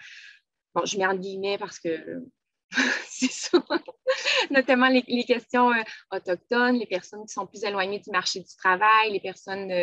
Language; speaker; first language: French; native; French